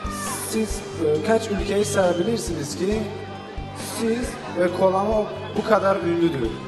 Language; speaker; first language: Turkish; non-native, fluent; Tajik